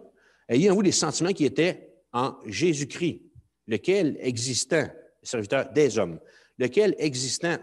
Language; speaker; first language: French; native; French